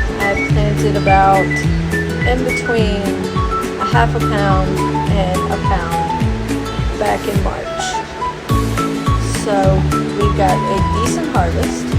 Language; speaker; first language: English; native; English